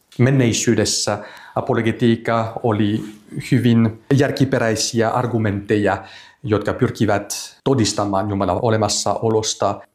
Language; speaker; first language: Finnish; non-native, fluent; French